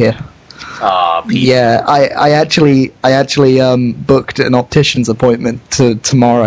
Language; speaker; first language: English; native; English